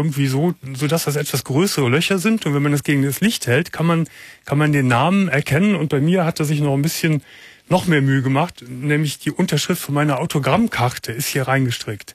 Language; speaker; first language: German; native; German